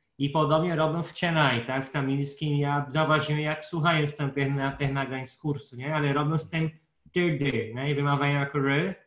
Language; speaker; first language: Polish; non-native, fluent; Portuguese